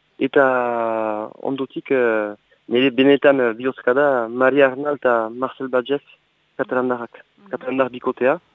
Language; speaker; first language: Basque; native; Basque